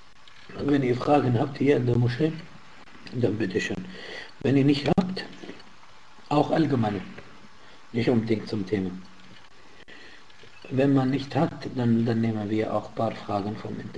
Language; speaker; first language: German; non-native, fluent; Arabic